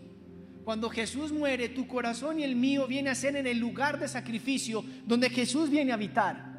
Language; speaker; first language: Spanish; native; Spanish